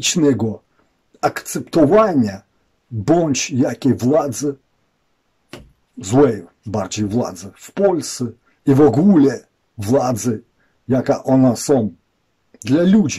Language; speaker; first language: Polish; non-native, fluent; Ukrainian